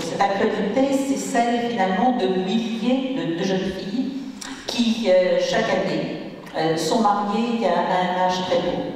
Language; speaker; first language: French; native; French